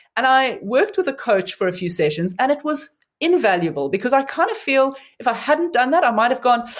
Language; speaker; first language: English; native; English